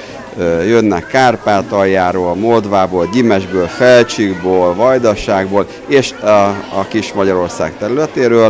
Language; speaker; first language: Hungarian; native; Hungarian